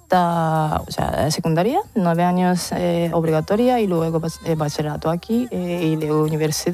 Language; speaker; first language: Spanish; non-native, fluent; Japanese